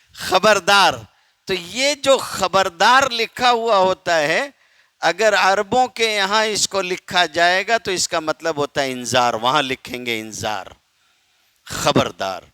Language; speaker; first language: Urdu; native; Urdu